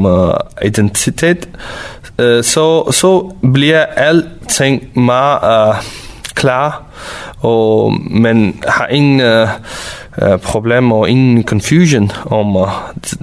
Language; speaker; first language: Danish; non-native, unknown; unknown